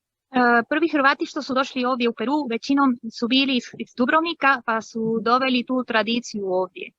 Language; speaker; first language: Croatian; early bilingual, heritage; Croatian